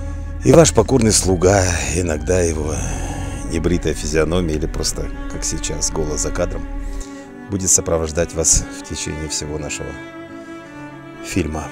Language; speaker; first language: Russian; native; Russian